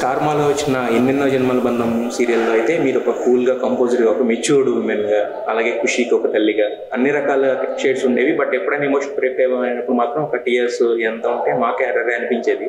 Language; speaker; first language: Telugu; native; Telugu